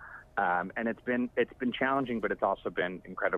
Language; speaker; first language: English; native; English